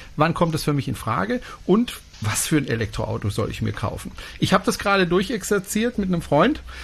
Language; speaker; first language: German; non-native, fluent; French